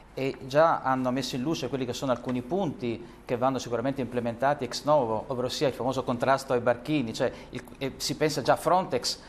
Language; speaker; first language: Italian; native; Italian